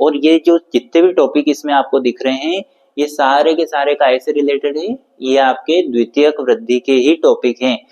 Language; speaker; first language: Hindi; native; Hindi